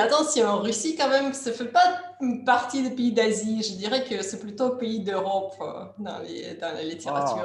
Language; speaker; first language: French; non-native, fluent; Russian